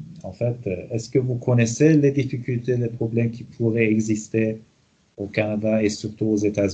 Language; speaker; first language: French; non-native, fluent; Persian